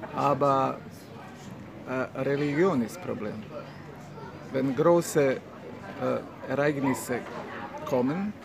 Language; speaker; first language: German; non-native, learner; Bosnian